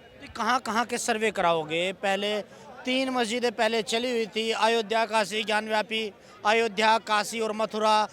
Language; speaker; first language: Hindi; native; Hindi